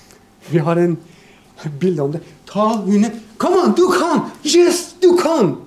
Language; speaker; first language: Norwegian; non-native, fluent; Persian